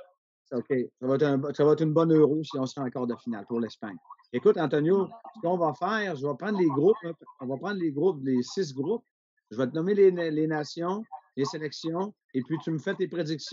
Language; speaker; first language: French; native; French